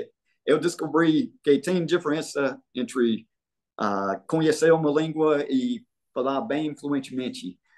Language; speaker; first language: Portuguese; non-native, fluent; English